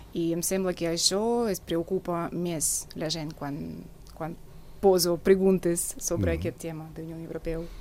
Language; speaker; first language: Catalan; non-native, fluent; Russian